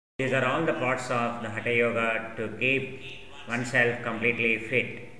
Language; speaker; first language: English; non-native, local second language; Telugu